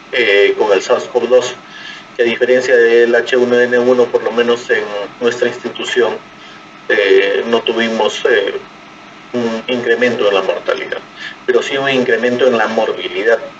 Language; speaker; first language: Spanish; native; Spanish